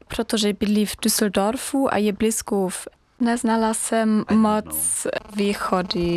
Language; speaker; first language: Czech; non-native, learner; German